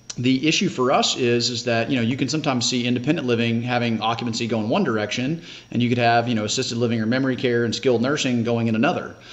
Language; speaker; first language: English; native; English